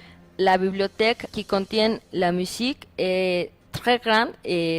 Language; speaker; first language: French; non-native, learner; Spanish